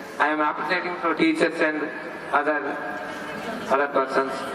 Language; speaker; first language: English; non-native, local second language; Telugu